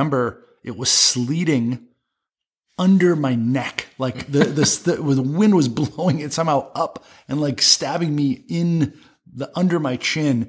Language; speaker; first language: English; native; English